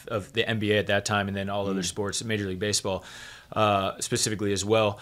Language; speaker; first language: English; native; English